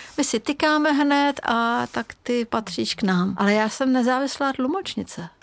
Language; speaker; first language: Czech; non-native, fluent; Hungarian